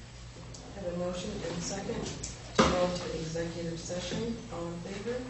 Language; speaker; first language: English; native; English